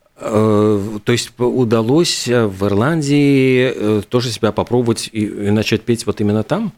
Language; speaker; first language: Russian; native; Russian